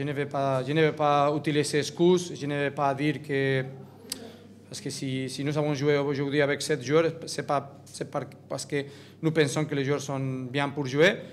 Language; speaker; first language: French; non-native, learner; Catalan